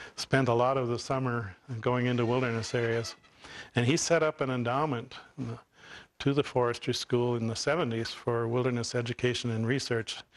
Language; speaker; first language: English; native; English